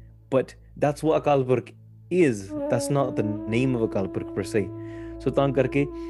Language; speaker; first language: English; early bilingual, other home language; Punjabi